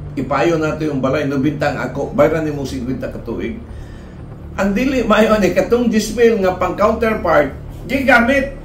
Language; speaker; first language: Cebuano; native; Cebuano